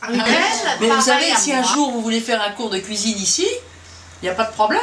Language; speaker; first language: French; native; French